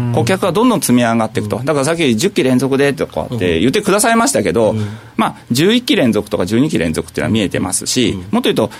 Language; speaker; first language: Japanese; native; Japanese